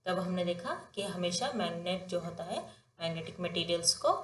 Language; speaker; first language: Hindi; non-native, local second language; Telugu